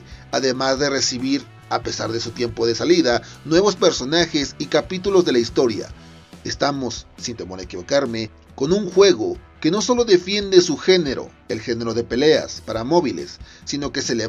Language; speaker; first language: Spanish; native; Spanish